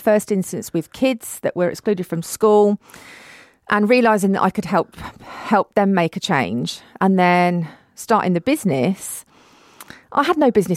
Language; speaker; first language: English; native; English